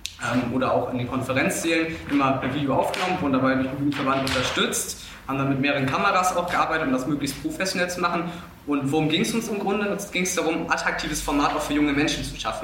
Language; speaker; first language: German; native; German